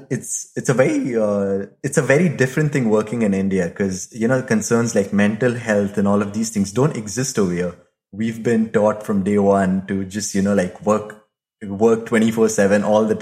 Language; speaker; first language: English; non-native, local second language; Hindi